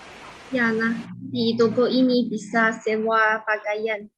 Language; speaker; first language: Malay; non-native, fluent; Chinese